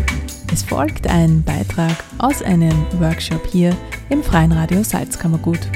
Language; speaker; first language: German; native; German